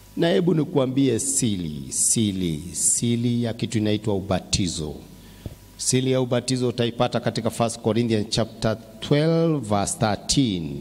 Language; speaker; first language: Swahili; non-native, local second language; Kikuyu